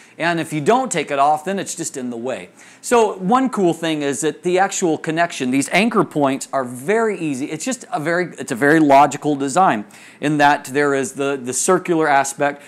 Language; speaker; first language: English; native; English